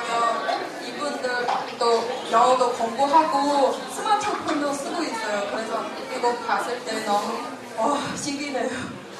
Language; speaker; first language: Korean; non-native, fluent; Chinese